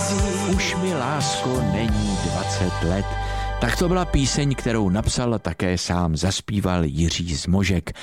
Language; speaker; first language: Czech; native; Czech